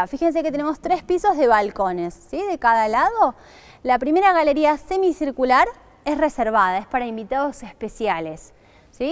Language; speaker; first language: Spanish; native; Spanish